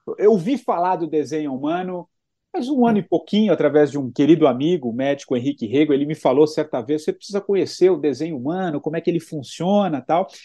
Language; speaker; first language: Portuguese; native; Portuguese